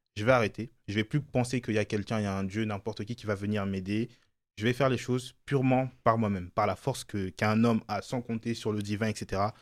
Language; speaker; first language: French; early bilingual, other home language; Lingala